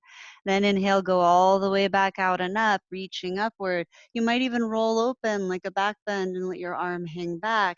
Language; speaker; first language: English; native; English